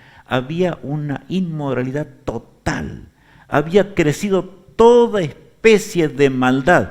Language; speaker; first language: Spanish; native; Spanish